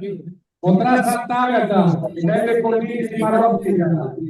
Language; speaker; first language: Italian; native; Italian